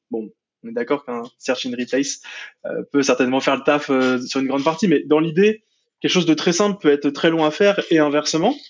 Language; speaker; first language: French; native; French